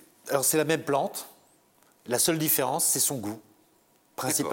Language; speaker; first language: French; native; French